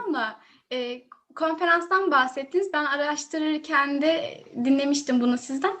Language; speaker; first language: Turkish; native; Turkish